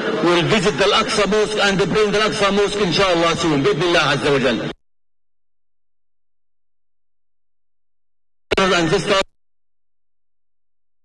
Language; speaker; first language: English; non-native, fluent; Arabic